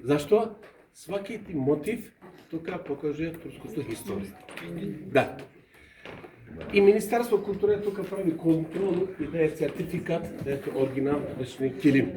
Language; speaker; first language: Bulgarian; non-native, learner; Serbian